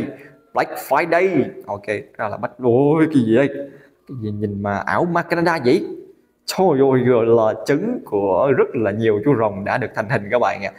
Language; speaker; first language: Vietnamese; native; Vietnamese